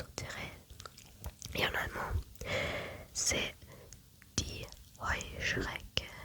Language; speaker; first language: French; non-native, learner; German